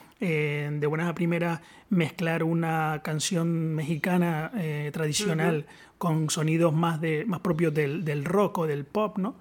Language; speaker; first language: Spanish; native; Spanish